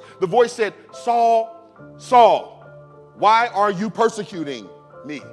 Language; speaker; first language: English; native; English